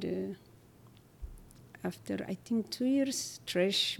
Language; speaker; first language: English; non-native, learner; Tigrinya